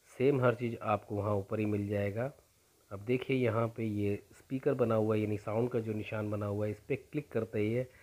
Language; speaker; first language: Hindi; native; Hindi